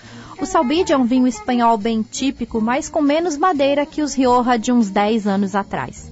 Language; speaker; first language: Portuguese; native; Portuguese